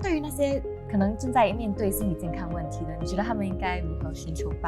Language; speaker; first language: Chinese; native; Chinese